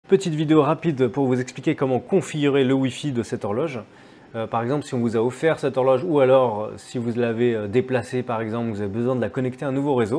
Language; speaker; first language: French; native; French